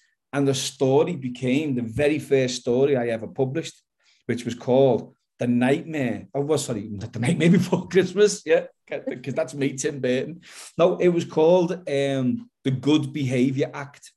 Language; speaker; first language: English; native; English